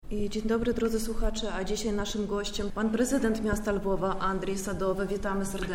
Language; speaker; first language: Polish; native; Polish